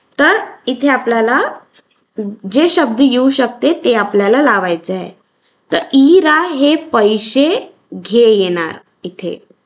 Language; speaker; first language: Marathi; non-native, local second language; Hindi